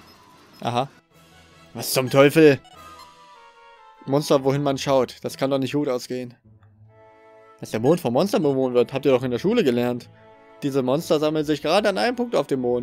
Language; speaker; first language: German; native; German